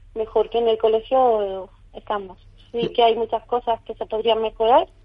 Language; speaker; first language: Spanish; native; Spanish